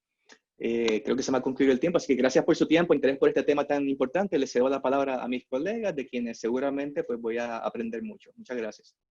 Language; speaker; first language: Spanish; native; Spanish